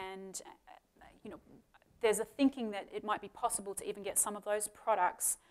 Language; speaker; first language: English; native; English